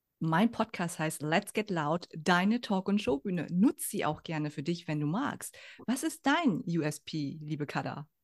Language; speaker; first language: German; early bilingual, other home language; Vietnamese